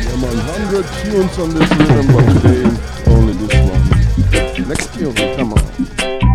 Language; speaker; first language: English; non-native, learner; German